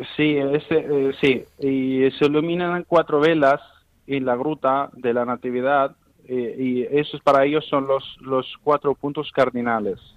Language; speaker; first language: Spanish; non-native, learner; Arabic